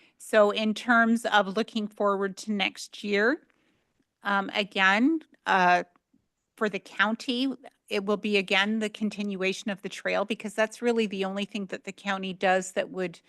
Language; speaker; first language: English; native; English